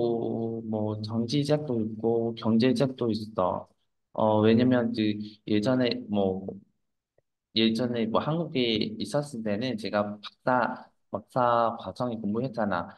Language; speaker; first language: Korean; non-native, fluent; Vietnamese